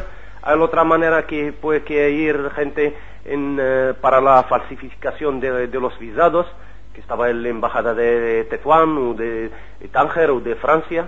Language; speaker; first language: Spanish; non-native, learner; Arabic